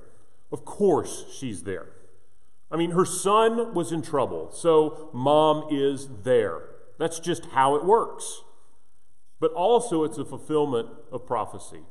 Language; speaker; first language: English; native; English